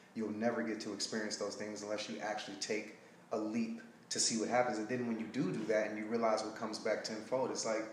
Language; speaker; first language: English; native; English